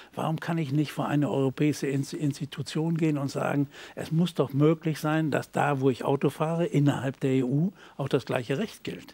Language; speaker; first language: German; native; German